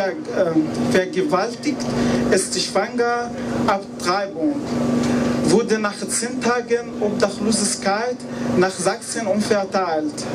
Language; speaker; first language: German; non-native, learner; Arabic